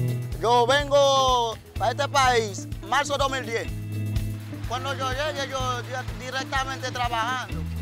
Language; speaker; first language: Spanish; non-native, learner; Haitian Creole